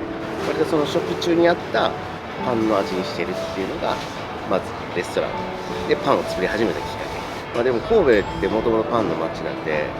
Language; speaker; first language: Japanese; native; Japanese